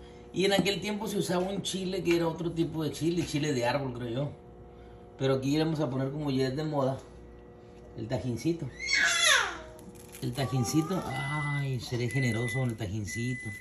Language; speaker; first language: Spanish; native; Spanish